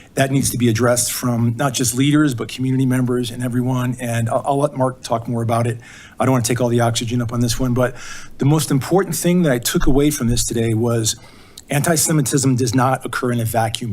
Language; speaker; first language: English; native; English